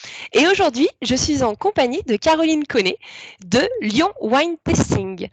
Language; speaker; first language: French; native; French